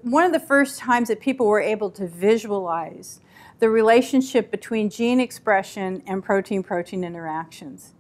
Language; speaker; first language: English; native; English